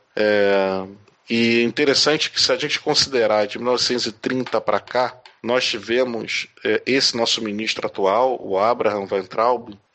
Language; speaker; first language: Portuguese; native; Portuguese